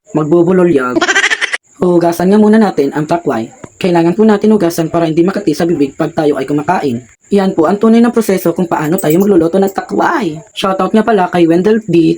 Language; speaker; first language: Filipino; non-native, local second language; Hiligaynon